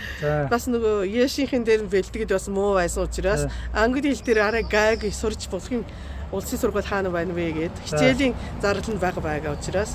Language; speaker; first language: Mongolian; non-native, fluent; Japanese